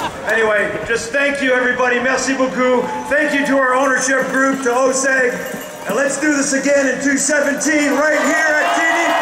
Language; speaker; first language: English; native; English